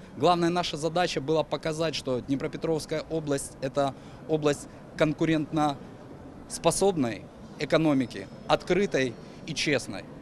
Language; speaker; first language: Russian; native; Russian